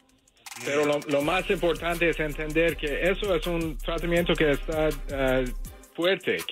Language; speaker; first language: Spanish; early bilingual, heritage; English